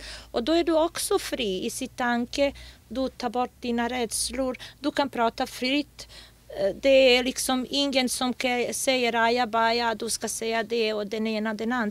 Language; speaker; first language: Swedish; non-native, fluent; Bosnian